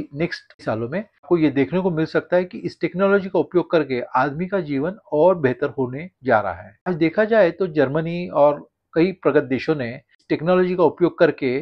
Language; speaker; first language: Hindi; non-native, local second language; Marathi